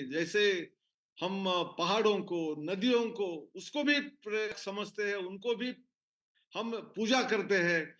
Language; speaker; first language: Hindi; non-native, local second language; Marathi